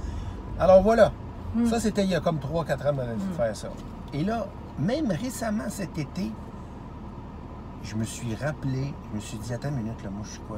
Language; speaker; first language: French; native; French